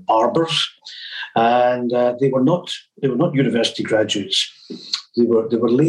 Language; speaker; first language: English; native; English